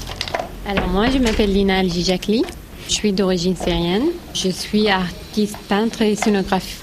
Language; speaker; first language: French; non-native, local second language; Arabic